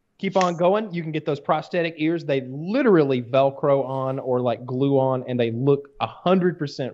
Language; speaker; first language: English; native; English